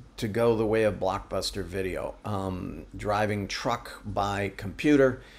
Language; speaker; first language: English; native; English